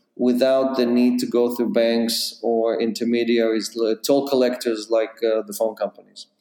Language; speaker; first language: English; non-native, fluent; Russian